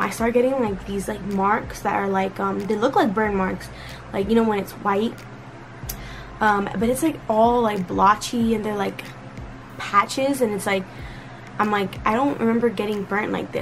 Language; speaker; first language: English; early bilingual, other home language; Spanish